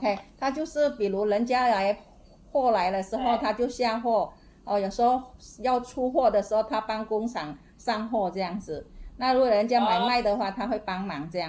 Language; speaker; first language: Chinese; non-native, fluent; Indonesian